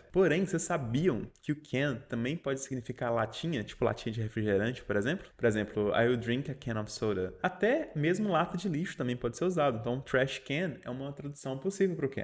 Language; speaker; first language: Portuguese; native; Portuguese